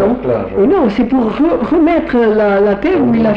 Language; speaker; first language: French; native; French